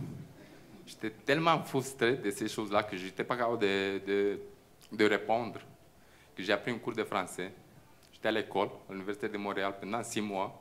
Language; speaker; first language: French; non-native, fluent; Romanian